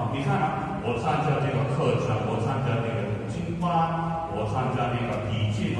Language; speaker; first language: Chinese; non-native, fluent; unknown